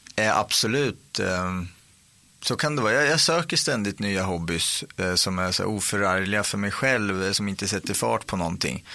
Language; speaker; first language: Swedish; native; Swedish